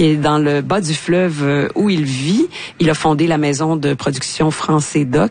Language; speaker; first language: French; native; French